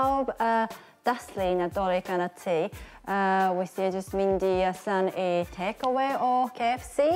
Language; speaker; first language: Welsh; non-native, learner; Japanese